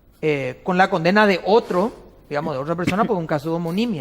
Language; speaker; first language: Spanish; native; Spanish